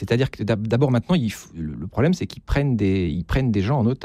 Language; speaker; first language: French; native; French